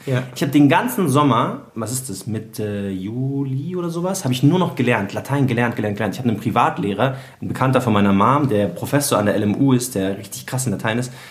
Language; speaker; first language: German; early bilingual, other home language; Arabic